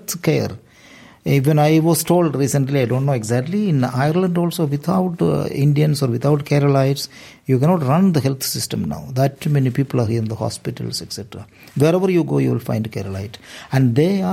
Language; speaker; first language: English; non-native, local second language; Malayalam